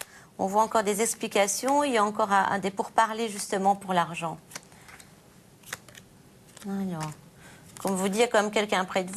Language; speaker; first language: French; native; French